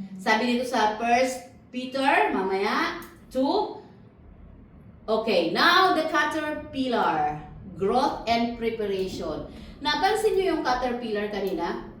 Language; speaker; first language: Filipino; non-native, local second language; Cebuano